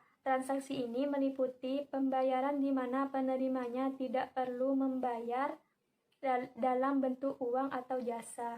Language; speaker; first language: Indonesian; native; Indonesian